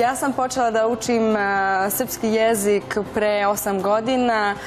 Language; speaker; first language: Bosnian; non-native, fluent; Spanish